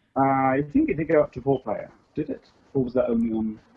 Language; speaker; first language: English; native; English